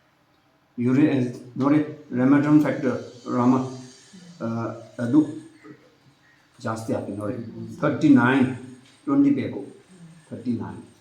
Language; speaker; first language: Kannada; non-native, local second language; Tibetan